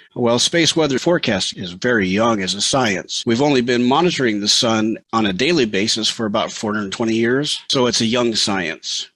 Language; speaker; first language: English; native; English